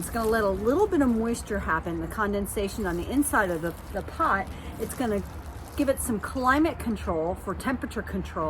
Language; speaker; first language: English; native; English